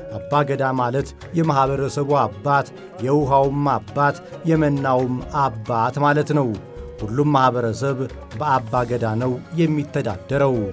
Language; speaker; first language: Amharic; non-native, local second language; Oromo